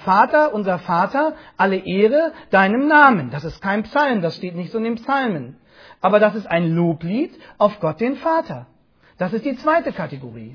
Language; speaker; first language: German; native; German